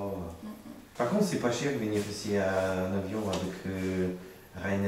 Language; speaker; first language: French; non-native, learner; Ukrainian